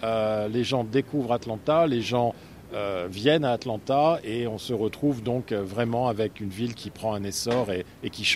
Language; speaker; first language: French; native; French